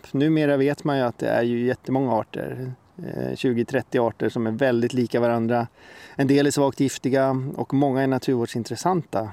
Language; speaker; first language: Swedish; native; Swedish